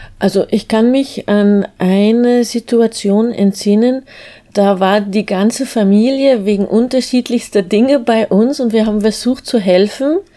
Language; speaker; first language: German; native; German